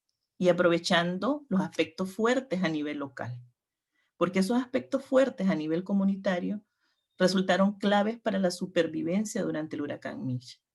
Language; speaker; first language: Spanish; native; Spanish